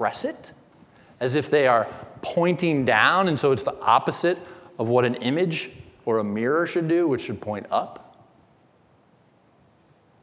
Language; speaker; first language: English; native; English